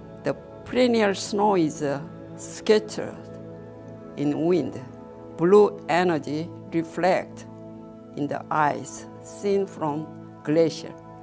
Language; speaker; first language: English; non-native, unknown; Korean